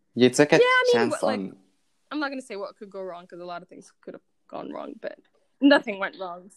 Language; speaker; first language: English; non-native, fluent; Arabic